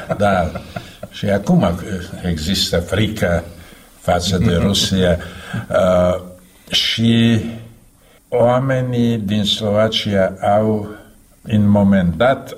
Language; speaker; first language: Romanian; non-native, learner; Slovak